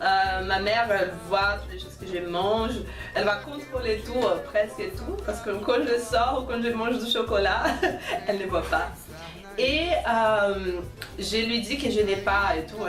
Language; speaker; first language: French; non-native, fluent; Portuguese